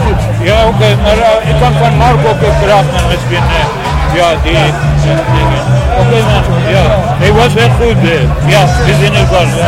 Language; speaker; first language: Dutch; non-native, learner; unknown